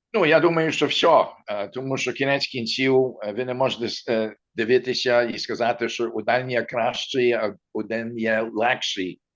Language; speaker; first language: Ukrainian; early bilingual, heritage; Ukrainian